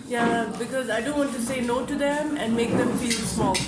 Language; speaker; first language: English; non-native, local second language; Hindi